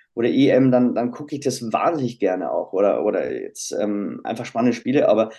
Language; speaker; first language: German; native; German